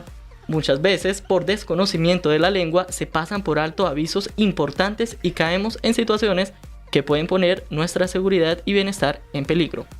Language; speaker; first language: Spanish; native; Spanish